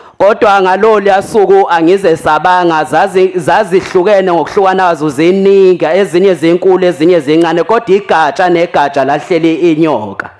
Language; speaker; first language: Zulu; native; Zulu